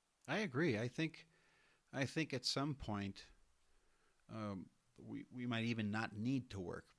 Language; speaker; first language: English; non-native, fluent; Spanish